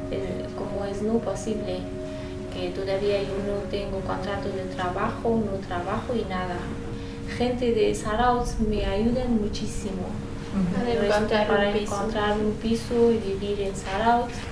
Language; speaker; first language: Spanish; non-native, learner; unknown